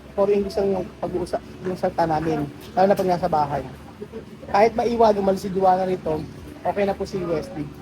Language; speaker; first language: Filipino; native; Filipino